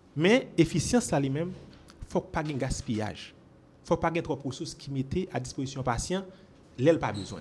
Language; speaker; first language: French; non-native, local second language; Haitian Creole